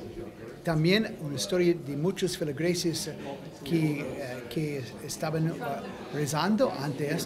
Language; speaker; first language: Spanish; non-native, fluent; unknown